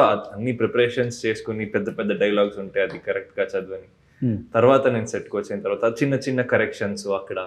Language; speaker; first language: Telugu; non-native, fluent; Kannada